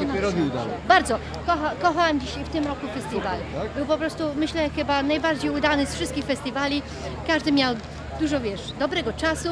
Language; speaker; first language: Polish; early bilingual, heritage; Polish